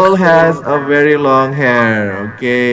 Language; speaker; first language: English; non-native, fluent; Indonesian